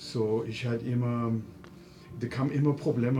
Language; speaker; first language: German; non-native, fluent; English